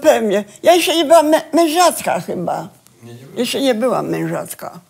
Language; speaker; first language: Polish; early bilingual, heritage; Polish